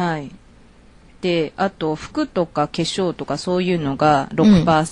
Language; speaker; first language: Japanese; native; Japanese